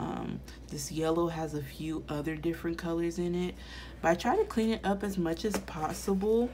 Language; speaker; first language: English; native; English